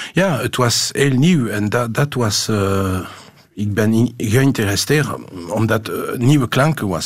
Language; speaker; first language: Dutch; non-native, local second language; French